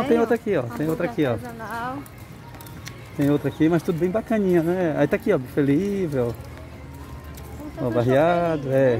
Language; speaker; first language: Portuguese; native; Portuguese